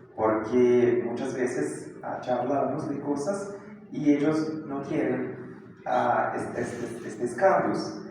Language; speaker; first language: Spanish; non-native, fluent; Portuguese